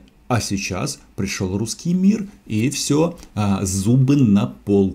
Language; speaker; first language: Russian; native; Russian